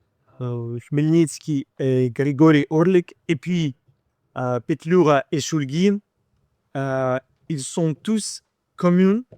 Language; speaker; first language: French; non-native, fluent; Ukrainian